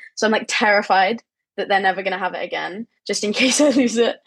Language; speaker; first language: English; native; English